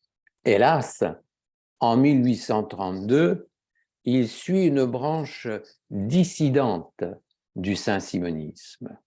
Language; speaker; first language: French; native; French